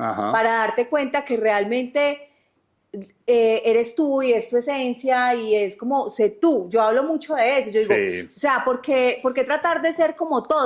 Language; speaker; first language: Spanish; native; Spanish